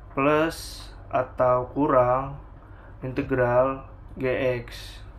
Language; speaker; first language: Indonesian; native; Indonesian